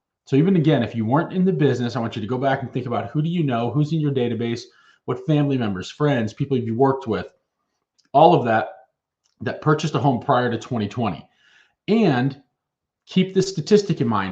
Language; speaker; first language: English; native; English